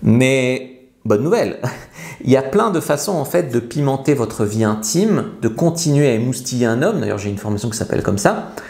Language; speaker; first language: French; native; French